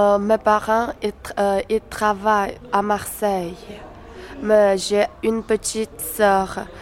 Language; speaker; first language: French; non-native, learner; Chinese